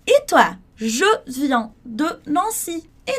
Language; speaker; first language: French; non-native, fluent; Portuguese